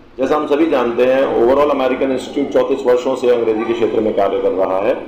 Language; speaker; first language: Hindi; native; Hindi